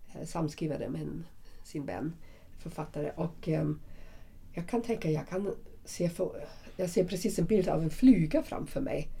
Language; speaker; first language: Swedish; non-native, fluent; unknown